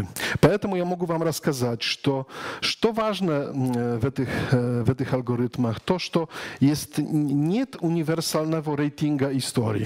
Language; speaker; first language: Russian; non-native, learner; Polish